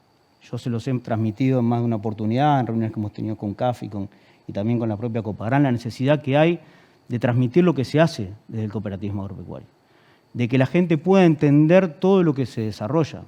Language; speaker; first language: Spanish; native; Spanish